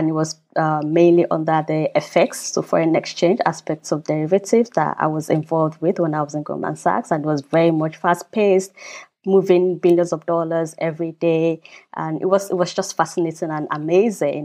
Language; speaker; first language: English; non-native, local second language; Yoruba